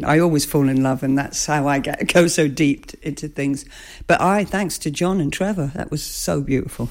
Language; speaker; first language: English; native; English